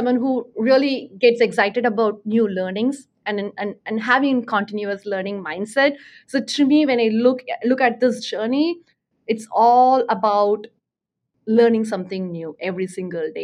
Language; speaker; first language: English; non-native, local second language; Tamil